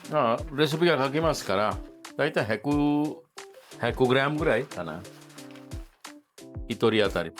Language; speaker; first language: Japanese; non-native, fluent; Italian